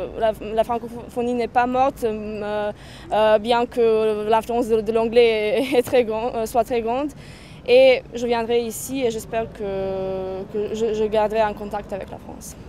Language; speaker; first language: French; non-native, fluent; Serbian